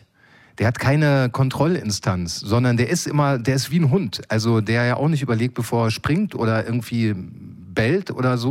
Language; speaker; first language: German; native; German